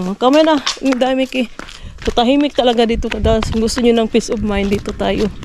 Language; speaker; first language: Filipino; non-native, local second language; Cebuano